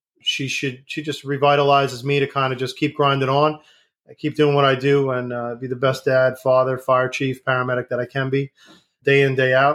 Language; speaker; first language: English; native; English